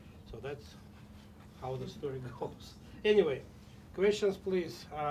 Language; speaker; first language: English; non-native, fluent; Russian